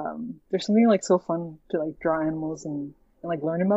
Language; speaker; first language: English; native; English